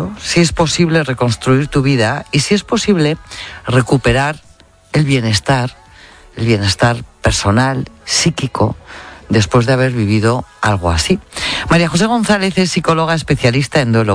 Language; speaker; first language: Spanish; native; Spanish